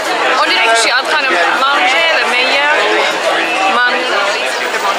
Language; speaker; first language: French; non-native, fluent; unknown